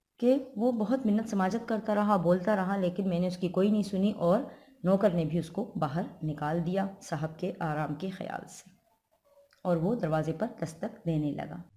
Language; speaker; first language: Urdu; non-native, local second language; Pashto